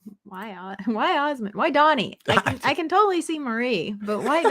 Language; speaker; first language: English; native; English